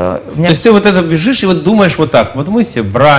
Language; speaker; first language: Russian; native; Russian